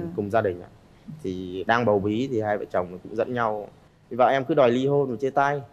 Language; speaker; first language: Vietnamese; native; Vietnamese